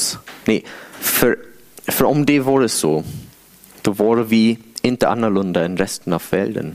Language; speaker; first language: Swedish; non-native, fluent; English